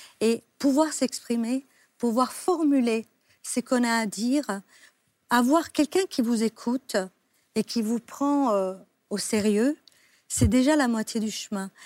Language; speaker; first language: French; non-native, fluent; Italian